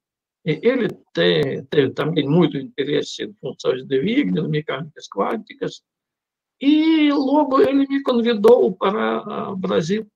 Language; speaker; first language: Portuguese; non-native, fluent; Russian